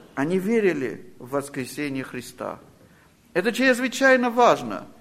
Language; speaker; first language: Russian; non-native, fluent; Armenian